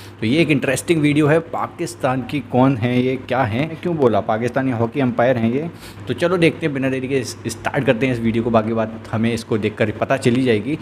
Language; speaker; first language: Hindi; native; Hindi